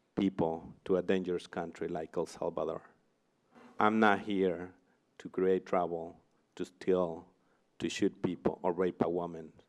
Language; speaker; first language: English; non-native, fluent; Spanish